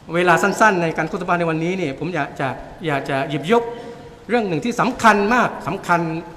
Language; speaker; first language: Thai; non-native, local second language; Malay